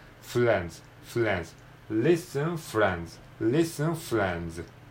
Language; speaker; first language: English; non-native, learner; Japanese